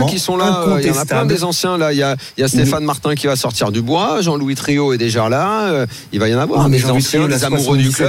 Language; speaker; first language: French; native; French